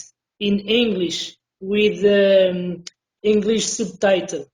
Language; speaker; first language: English; non-native, learner; Portuguese